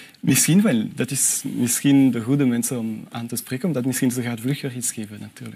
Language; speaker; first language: Dutch; non-native, local second language; French